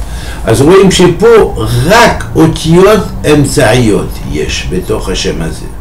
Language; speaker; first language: Hebrew; non-native, fluent; French